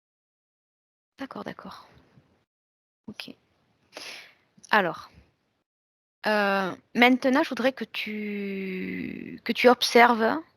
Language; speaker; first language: French; native; French